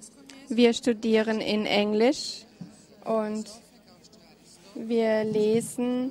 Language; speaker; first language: German; non-native, fluent; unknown